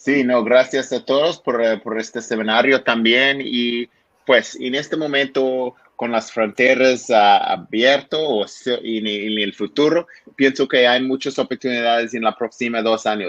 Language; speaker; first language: Spanish; non-native, learner; English